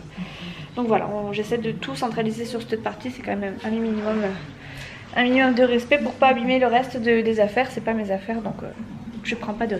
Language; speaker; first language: French; native; French